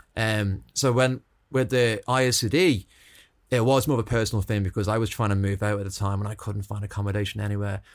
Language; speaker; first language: English; native; English